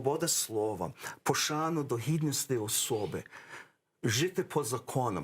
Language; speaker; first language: Ukrainian; early bilingual, heritage; English